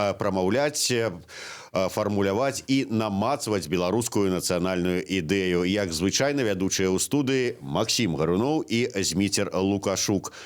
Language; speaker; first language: Belarusian; native; Belarusian